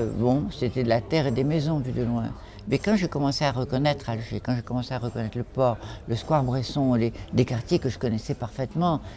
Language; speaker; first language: French; native; French